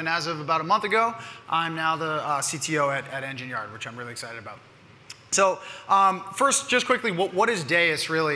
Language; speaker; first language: English; native; English